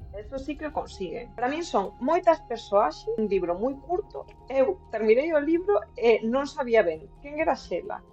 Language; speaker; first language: Galician; non-native, local second language; Spanish